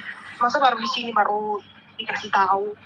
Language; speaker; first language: Indonesian; native; Indonesian